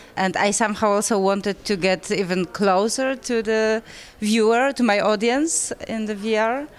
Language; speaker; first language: English; non-native, fluent; Polish